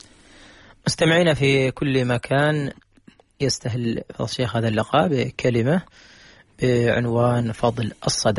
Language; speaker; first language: Arabic; native; Arabic